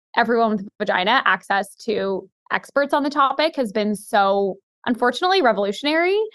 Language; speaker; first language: English; native; English